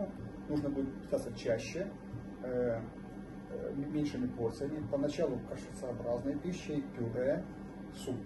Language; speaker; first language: Russian; native; Russian